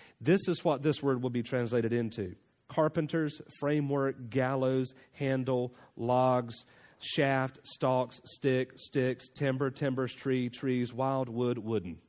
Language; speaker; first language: English; native; English